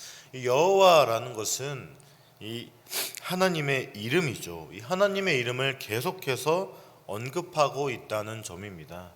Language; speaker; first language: Korean; native; Korean